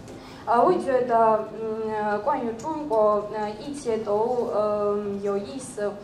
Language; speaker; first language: Chinese; non-native, learner; Georgian